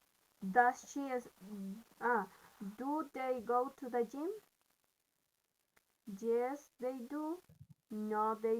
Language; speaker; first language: English; non-native, learner; Spanish